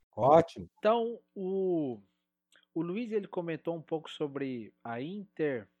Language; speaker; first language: Portuguese; native; Portuguese